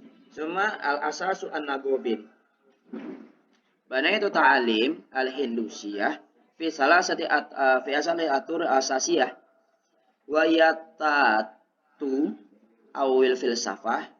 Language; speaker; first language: Arabic; non-native, learner; Indonesian